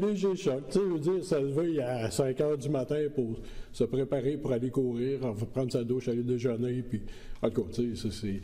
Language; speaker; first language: French; native; French